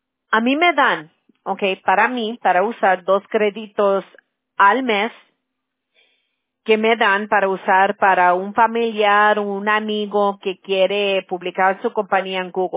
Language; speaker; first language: Spanish; early bilingual, heritage; Spanish